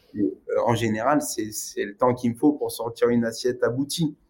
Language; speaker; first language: French; native; French